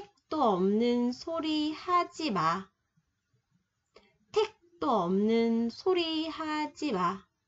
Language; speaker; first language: Korean; non-native, fluent; Vietnamese